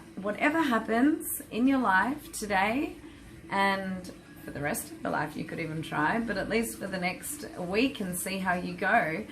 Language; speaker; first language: English; native; English